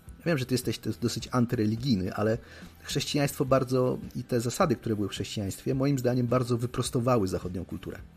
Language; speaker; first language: Polish; native; Polish